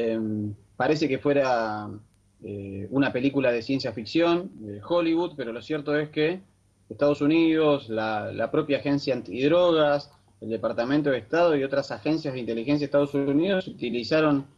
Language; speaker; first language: Spanish; native; Spanish